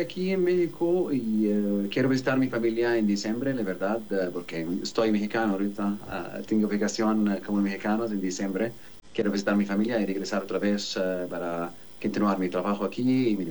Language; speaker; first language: Spanish; non-native, learner; Arabic